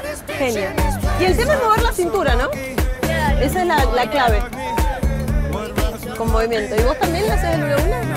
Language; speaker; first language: Spanish; native; Spanish